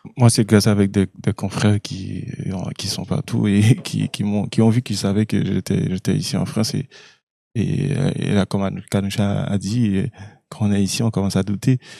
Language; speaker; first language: French; non-native, local second language; Haitian Creole